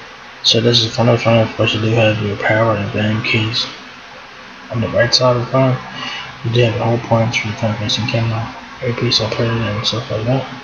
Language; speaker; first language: English; native; English